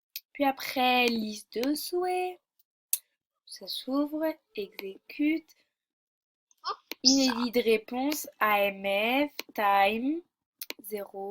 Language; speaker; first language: French; native; French